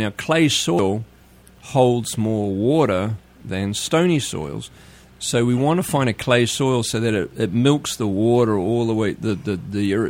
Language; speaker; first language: English; native; English